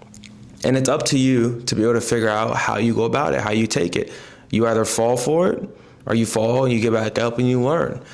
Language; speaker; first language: English; native; English